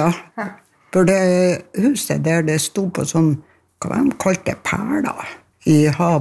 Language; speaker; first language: Norwegian; native; Norwegian